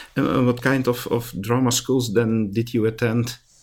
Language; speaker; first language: English; non-native, fluent; Dutch